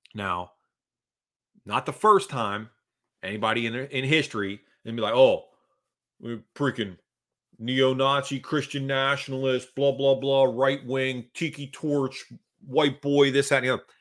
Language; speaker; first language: English; early bilingual, other home language; Hungarian